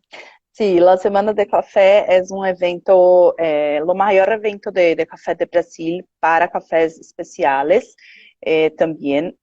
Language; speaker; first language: Spanish; non-native, learner; Portuguese